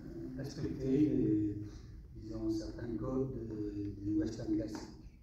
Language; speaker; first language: French; non-native, fluent; English